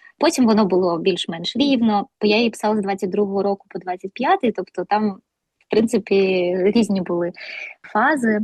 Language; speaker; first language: Ukrainian; non-native, local second language; Russian